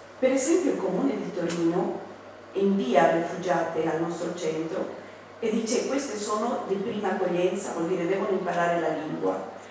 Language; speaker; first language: Italian; non-native, fluent; Spanish